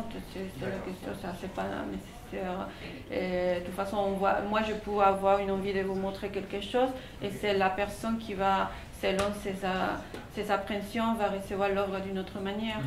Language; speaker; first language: French; non-native, fluent; Spanish